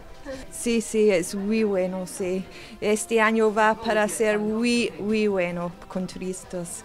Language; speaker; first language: Spanish; non-native, learner; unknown